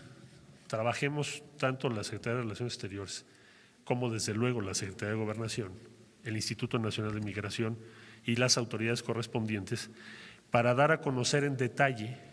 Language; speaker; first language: Spanish; native; Spanish